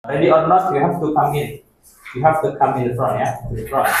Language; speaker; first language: English; non-native, fluent; Indonesian